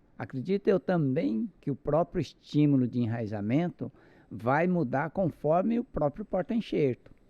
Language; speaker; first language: Portuguese; non-native, local second language; Japanese